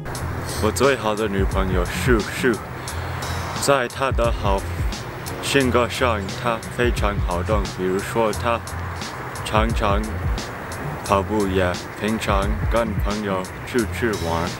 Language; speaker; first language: Chinese; non-native, learner; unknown